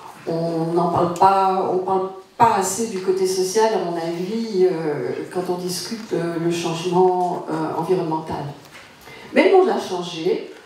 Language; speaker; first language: French; native; French